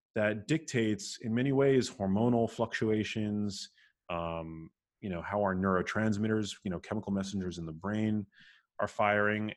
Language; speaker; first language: English; native; English